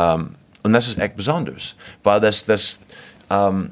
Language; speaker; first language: German; non-native, fluent; English